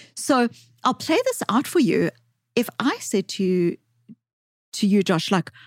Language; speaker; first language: English; native; English